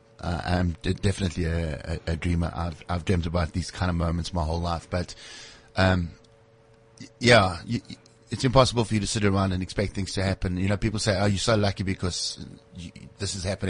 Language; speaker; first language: English; native; English